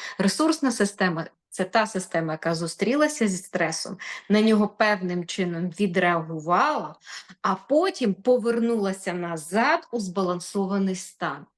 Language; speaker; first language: Ukrainian; native; Ukrainian